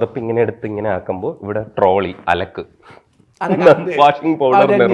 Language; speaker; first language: Malayalam; native; Malayalam